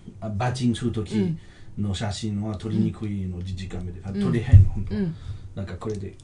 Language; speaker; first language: Japanese; non-native, fluent; French